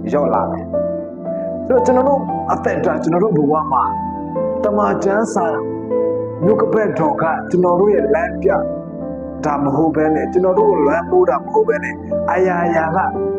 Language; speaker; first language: Burmese; non-native, local second language; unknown